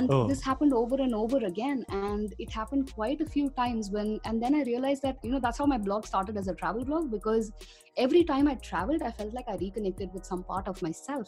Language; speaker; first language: English; non-native, local second language; Tamil